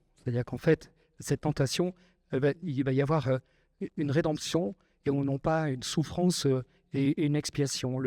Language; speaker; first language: French; native; French